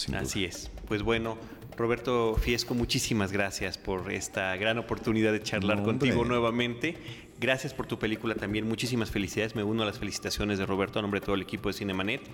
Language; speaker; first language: Spanish; native; Spanish